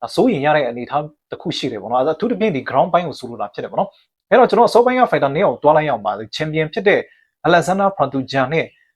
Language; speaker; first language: Burmese; native; Burmese